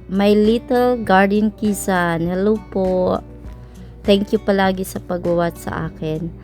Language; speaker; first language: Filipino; non-native, local second language; Cebuano